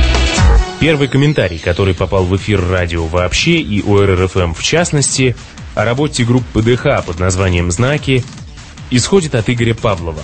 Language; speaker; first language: Russian; native; Russian